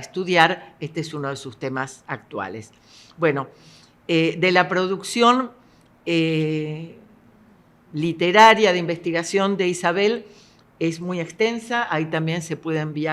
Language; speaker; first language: Spanish; native; Spanish